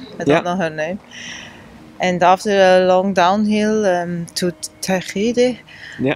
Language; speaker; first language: English; non-native, learner; German